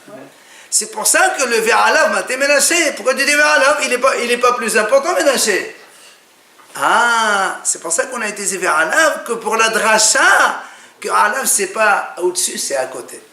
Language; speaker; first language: French; native; French